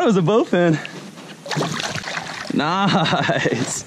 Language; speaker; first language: English; native; English